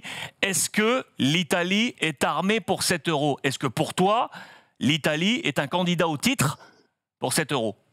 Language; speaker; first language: French; native; French